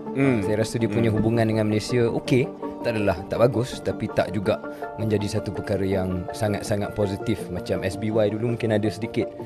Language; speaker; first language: Malay; native; Malay